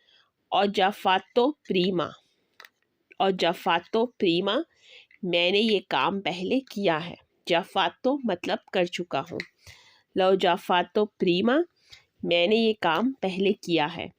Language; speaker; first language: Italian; non-native, learner; Urdu